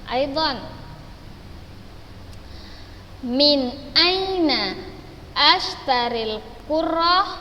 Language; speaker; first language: Arabic; non-native, fluent; Indonesian